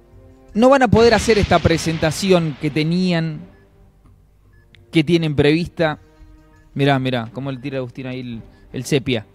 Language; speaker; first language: Spanish; native; Spanish